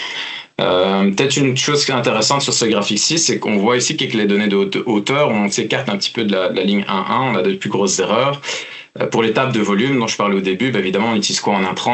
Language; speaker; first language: French; native; French